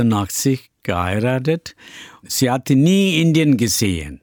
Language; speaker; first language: German; non-native, learner; Tamil